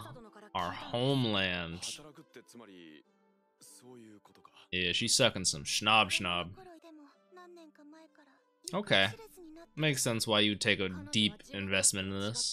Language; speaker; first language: English; native; English